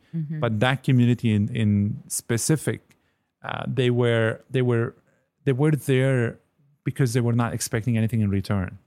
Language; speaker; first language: English; non-native, fluent; Arabic